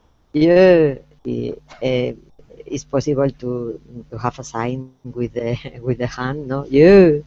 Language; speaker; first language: English; non-native, learner; Spanish